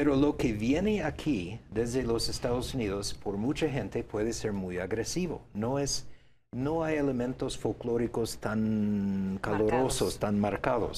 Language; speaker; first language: Spanish; non-native, fluent; English